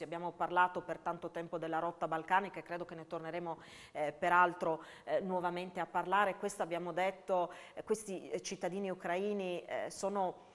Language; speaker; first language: Italian; native; Italian